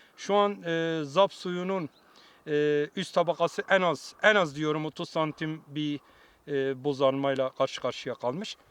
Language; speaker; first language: Turkish; non-native, local second language; Kurdish